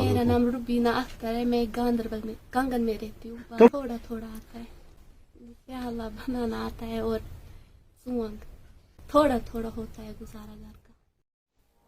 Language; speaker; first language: Hindi; non-native, local second language; Kashmiri